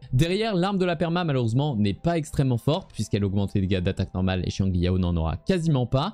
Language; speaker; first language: French; native; French